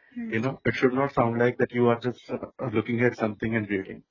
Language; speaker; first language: English; non-native, local second language; Hindi